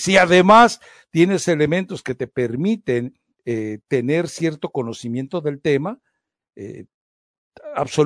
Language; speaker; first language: Spanish; native; Spanish